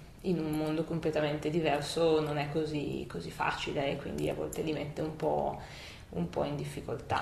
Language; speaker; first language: Italian; native; Italian